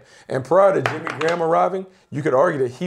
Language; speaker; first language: English; native; English